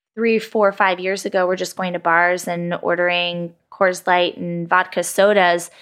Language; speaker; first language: English; native; English